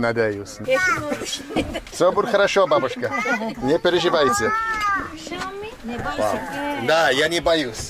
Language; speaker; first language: Russian; non-native, learner; English